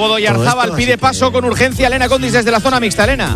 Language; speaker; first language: Spanish; native; Spanish